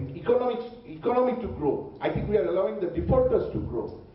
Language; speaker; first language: English; non-native, local second language; Bangla